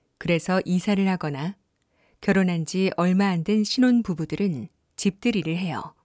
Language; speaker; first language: Korean; native; Korean